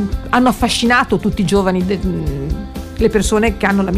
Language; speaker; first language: Italian; native; Italian